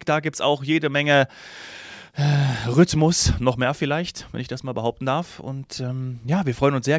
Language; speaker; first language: German; native; German